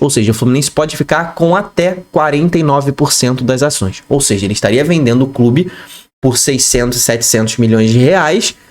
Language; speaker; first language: Portuguese; native; Portuguese